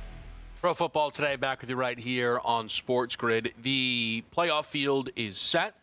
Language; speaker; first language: English; native; English